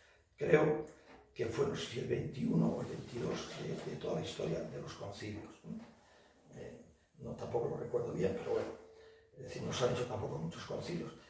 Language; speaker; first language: Spanish; native; Spanish